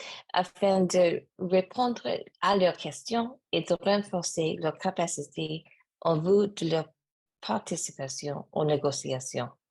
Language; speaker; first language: French; non-native, learner; English